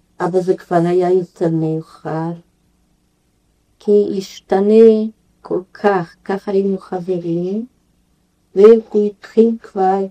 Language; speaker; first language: Hebrew; non-native, fluent; Yiddish